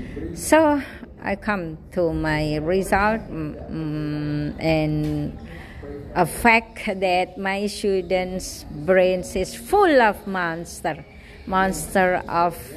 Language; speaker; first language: English; non-native, fluent; Indonesian